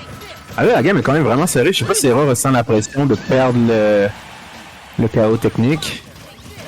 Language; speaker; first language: French; native; French